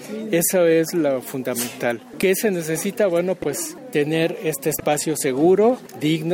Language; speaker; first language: Spanish; native; Spanish